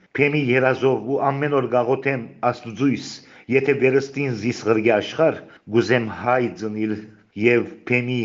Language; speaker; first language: Armenian; early bilingual, heritage; Armenian